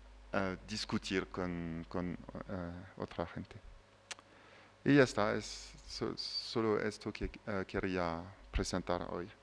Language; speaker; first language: Spanish; non-native, fluent; French